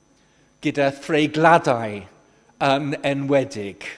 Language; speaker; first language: Welsh; non-native, fluent; English